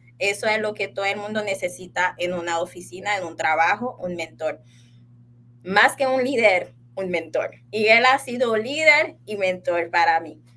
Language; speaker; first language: Spanish; non-native, fluent; Haitian Creole